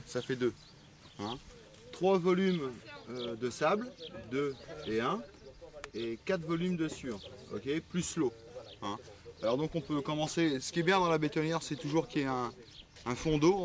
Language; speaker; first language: French; native; French